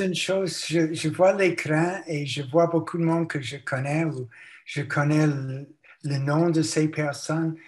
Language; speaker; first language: French; non-native, fluent; English